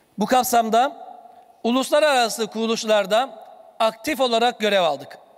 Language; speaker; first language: Turkish; native; Turkish